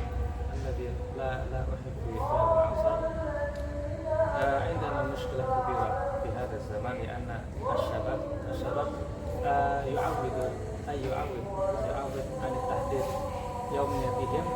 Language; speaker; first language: Arabic; non-native, learner; Indonesian